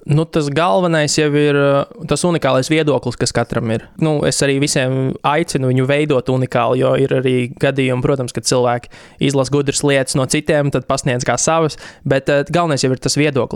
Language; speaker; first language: Latvian; native; Latvian